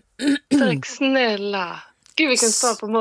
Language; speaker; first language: Swedish; native; Swedish